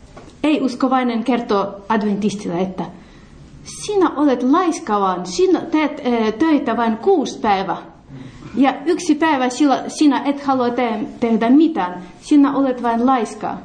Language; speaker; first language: Finnish; non-native, learner; Russian